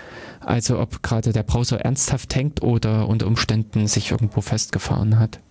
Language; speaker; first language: German; native; German